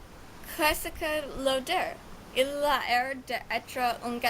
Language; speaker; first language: French; non-native, learner; English